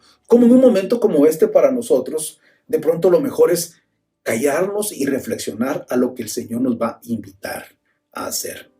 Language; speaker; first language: Spanish; native; Spanish